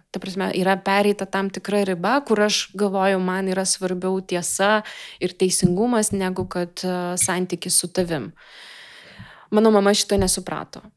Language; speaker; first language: Lithuanian; non-native, local second language; Russian